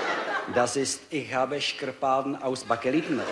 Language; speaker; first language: German; non-native, learner; Czech